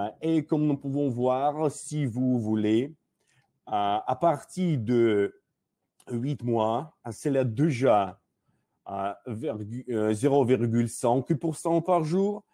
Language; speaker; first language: French; non-native, learner; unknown